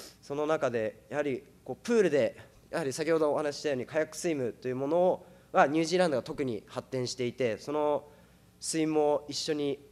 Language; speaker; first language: Japanese; native; Japanese